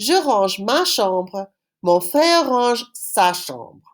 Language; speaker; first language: French; non-native, fluent; English